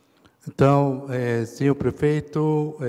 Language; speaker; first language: Portuguese; non-native, local second language; Kayapó